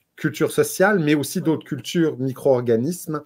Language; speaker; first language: French; native; French